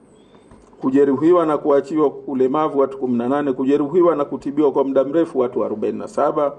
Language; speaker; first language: Swahili; native; Swahili